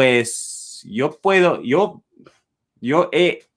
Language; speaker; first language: Spanish; non-native, learner; English